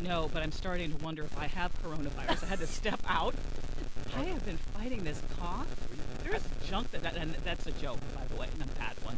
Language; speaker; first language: English; native; English